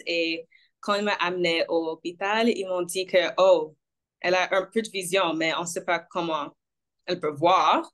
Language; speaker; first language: French; non-native, local second language; English